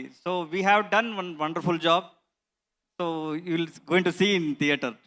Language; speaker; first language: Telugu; non-native, learner; Kannada